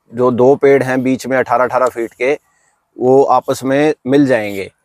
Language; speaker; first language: Hindi; native; Hindi